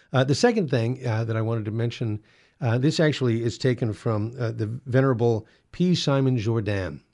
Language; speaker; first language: English; native; English